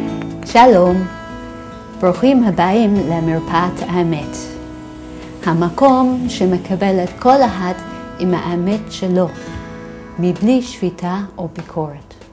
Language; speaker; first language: Hebrew; non-native, fluent; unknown